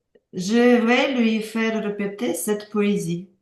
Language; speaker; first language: French; non-native, learner; Ukrainian